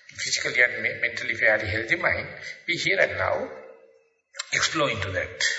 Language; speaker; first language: English; non-native, local second language; Sinhala